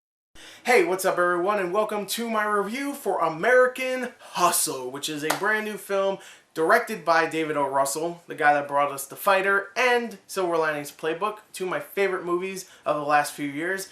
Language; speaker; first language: English; native; English